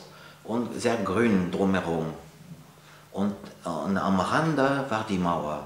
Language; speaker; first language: German; non-native, fluent; French